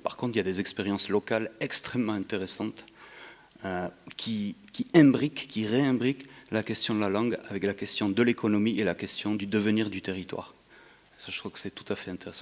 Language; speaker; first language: French; native; French